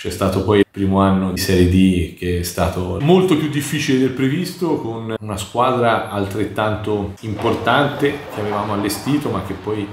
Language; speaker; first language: Italian; native; Italian